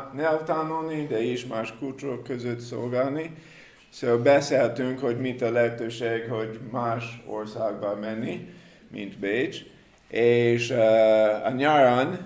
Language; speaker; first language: Hungarian; non-native, learner; English